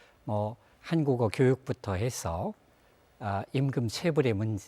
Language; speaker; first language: Korean; native; Korean